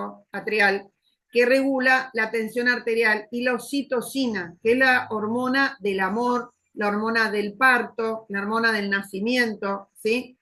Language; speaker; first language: Spanish; native; Spanish